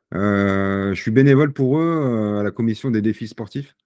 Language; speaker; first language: French; native; French